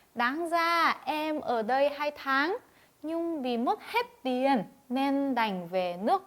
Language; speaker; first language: Vietnamese; non-native, fluent; Korean